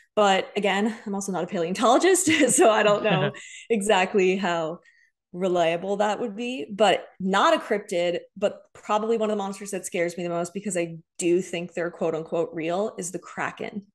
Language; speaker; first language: English; native; English